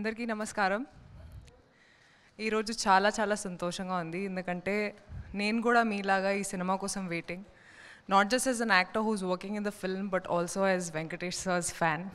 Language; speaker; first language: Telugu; non-native, learner; Hindi